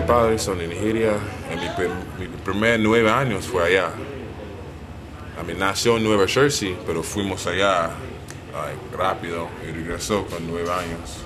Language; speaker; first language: Spanish; non-native, learner; English